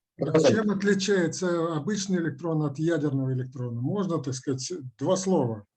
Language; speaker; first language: Russian; native; Russian